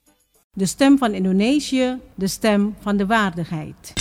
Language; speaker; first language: Dutch; non-native, fluent; Indonesian